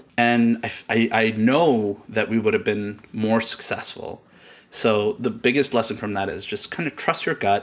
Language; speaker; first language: English; non-native, local second language; Urdu